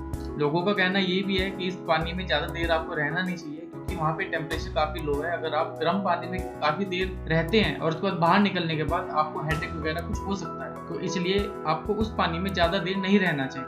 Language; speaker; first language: Hindi; native; Hindi